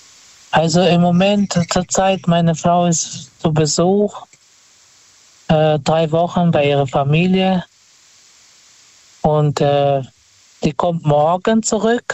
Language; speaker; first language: German; non-native, fluent; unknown